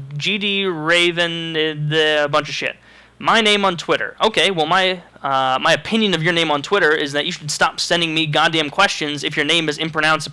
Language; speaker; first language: English; native; English